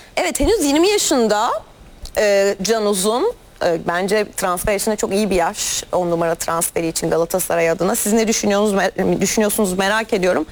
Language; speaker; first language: Turkish; native; Turkish